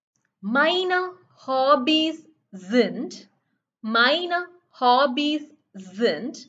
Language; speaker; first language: German; non-native, learner; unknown